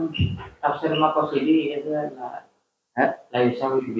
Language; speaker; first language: Arabic; non-native, learner; Indonesian